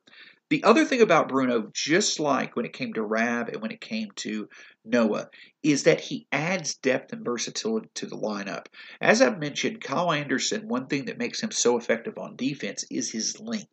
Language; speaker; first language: English; native; English